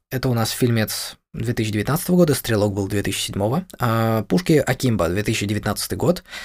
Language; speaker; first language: Russian; native; Russian